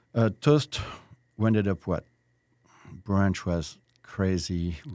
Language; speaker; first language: English; non-native, fluent; French